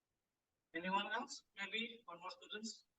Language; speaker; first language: English; non-native, fluent; Indonesian